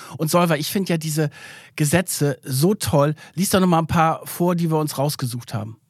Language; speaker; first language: German; early bilingual, other home language; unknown